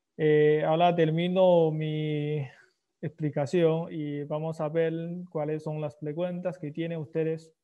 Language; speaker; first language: Spanish; non-native, fluent; Chinese